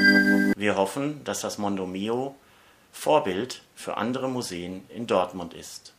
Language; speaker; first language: German; native; German